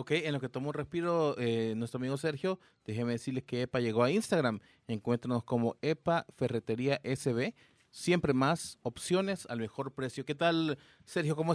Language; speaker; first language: Spanish; native; Spanish